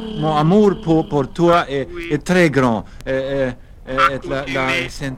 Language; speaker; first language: French; non-native, learner; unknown